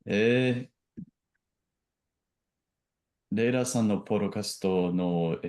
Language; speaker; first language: Japanese; non-native, learner; English